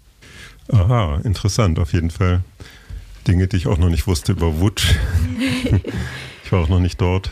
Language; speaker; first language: German; native; German